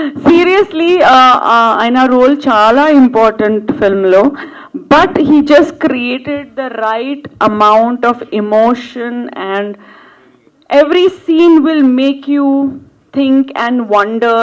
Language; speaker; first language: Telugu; non-native, fluent; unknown